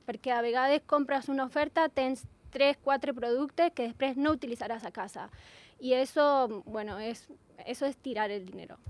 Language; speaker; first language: Catalan; non-native, learner; Spanish